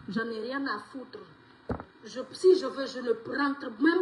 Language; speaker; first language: French; non-native, local second language; Fula